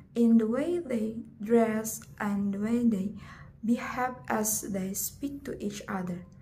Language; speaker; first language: English; non-native, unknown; Indonesian